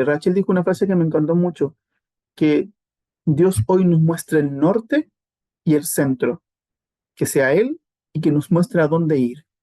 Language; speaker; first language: Spanish; native; Spanish